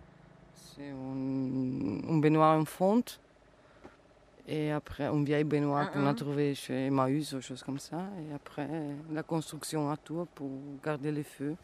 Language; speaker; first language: French; non-native, fluent; Italian